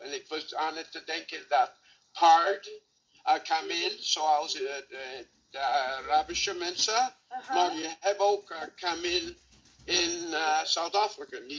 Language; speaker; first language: Dutch; non-native, learner; English